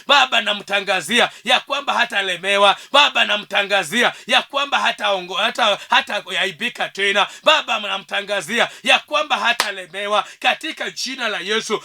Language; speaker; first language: Swahili; non-native, local second language; Luo (Kenya and Tanzania)